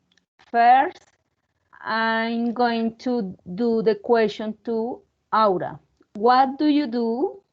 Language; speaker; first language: English; non-native, learner; Spanish